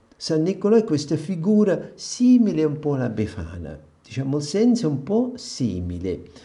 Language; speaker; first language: Italian; non-native, fluent; German